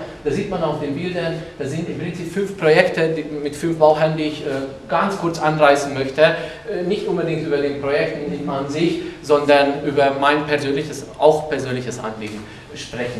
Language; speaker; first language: German; non-native, fluent; Hungarian